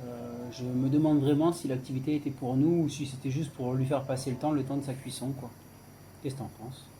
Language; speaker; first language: French; native; French